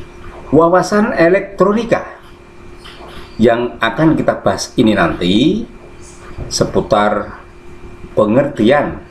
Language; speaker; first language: Indonesian; native; Indonesian